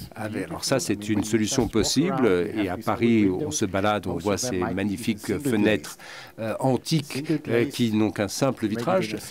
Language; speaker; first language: French; non-native, fluent; German